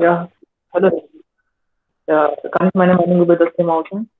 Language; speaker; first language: German; non-native, learner; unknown